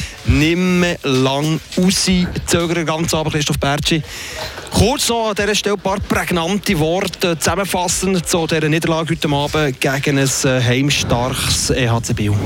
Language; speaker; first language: German; native; German